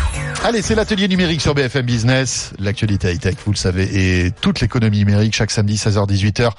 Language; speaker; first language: French; native; French